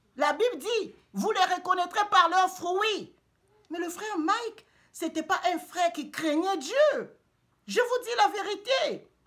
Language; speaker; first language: French; non-native, local second language; Lingala